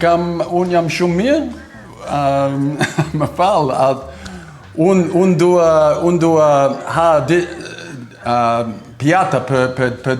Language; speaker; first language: Albanian; non-native, learner; English